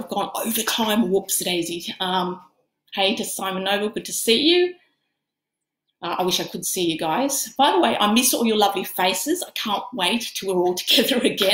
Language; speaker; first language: English; native; English